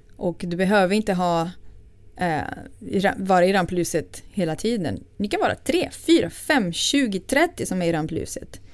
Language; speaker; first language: Swedish; non-native, fluent; Portuguese